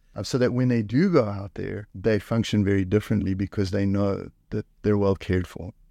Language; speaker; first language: English; native; English